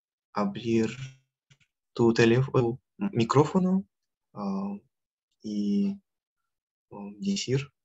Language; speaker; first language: Spanish; non-native, learner; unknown